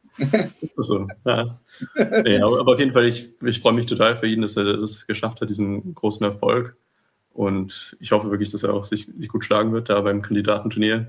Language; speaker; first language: German; native; German